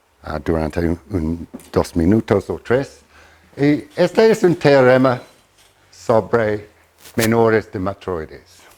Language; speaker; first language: Spanish; non-native, fluent; English